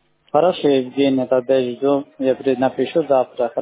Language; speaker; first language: Russian; non-native, learner; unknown